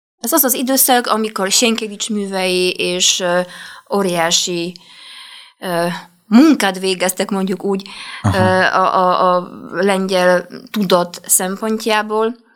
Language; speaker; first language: Hungarian; non-native, fluent; Polish